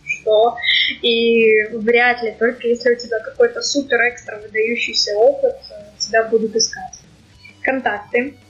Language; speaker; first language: Russian; native; Russian